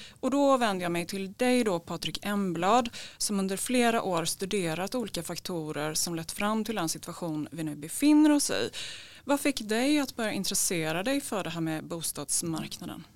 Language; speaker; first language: Swedish; native; Swedish